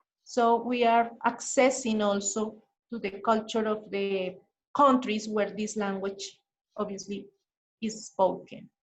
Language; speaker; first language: English; non-native, fluent; Spanish